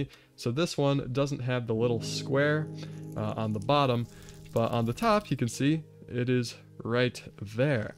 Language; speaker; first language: English; native; English